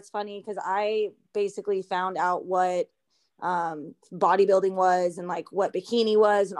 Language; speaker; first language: English; native; English